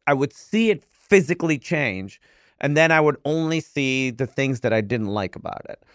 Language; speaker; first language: English; non-native, local second language; Urdu